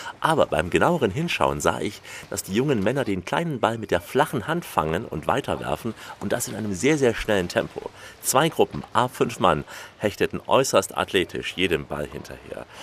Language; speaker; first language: German; native; German